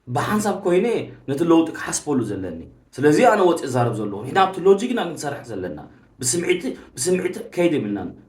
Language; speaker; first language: Tigrinya; early bilingual, heritage; Tigrinya